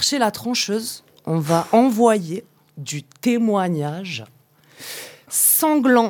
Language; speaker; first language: French; native; French